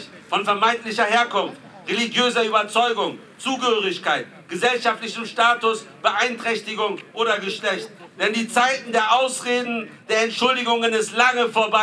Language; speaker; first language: German; native; German